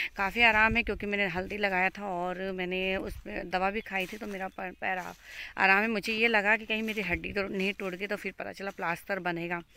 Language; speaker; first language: Hindi; native; Hindi